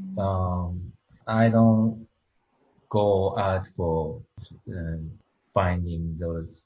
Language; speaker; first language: English; non-native, learner; Japanese